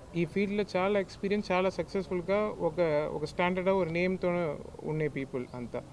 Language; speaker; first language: Telugu; non-native, learner; Tamil